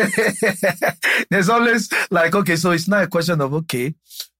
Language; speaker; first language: English; non-native, local second language; Yoruba